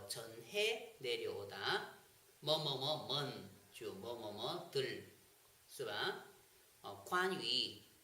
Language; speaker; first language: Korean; non-native, fluent; Chinese